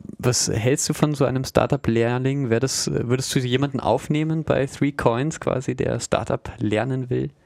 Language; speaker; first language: German; native; German